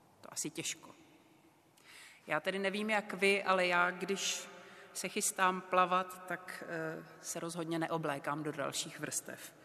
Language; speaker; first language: Czech; native; Czech